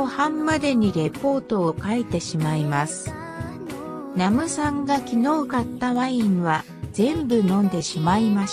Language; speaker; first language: Japanese; non-native, learner; English